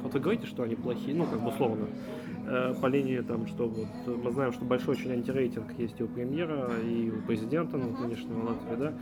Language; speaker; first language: Russian; native; Russian